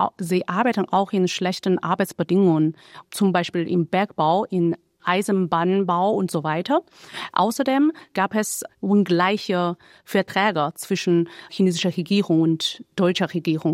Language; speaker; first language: German; non-native, fluent; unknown